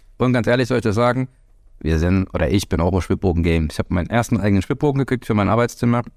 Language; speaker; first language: German; native; German